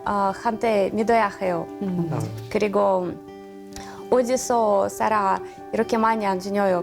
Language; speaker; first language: Korean; non-native, learner; Russian